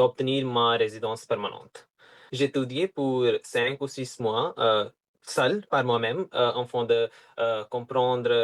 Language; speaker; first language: French; non-native, fluent; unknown